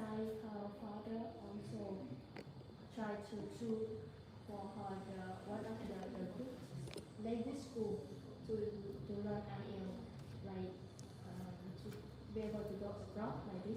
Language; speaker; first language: English; non-native, learner; Vietnamese